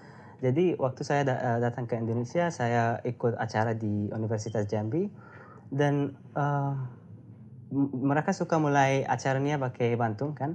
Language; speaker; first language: Indonesian; non-native, learner; Arabic